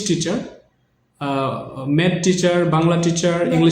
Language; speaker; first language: English; non-native, fluent; Bangla